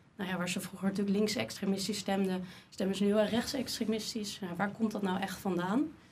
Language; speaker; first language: Dutch; native; Dutch